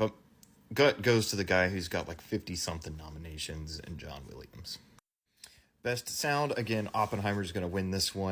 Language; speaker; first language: English; native; English